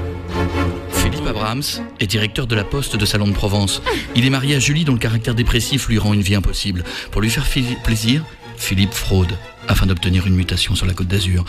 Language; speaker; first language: French; native; French